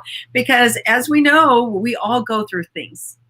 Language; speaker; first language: English; native; English